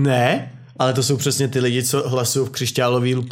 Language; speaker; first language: Czech; native; Czech